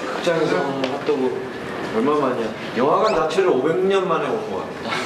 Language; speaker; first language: Korean; native; Korean